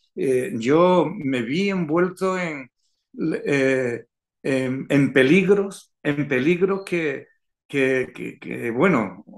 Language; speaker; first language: Spanish; native; Spanish